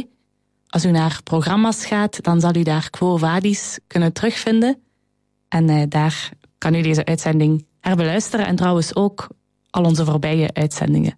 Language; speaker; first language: Dutch; native; Dutch